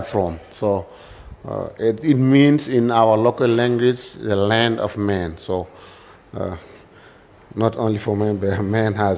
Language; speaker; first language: English; non-native, learner; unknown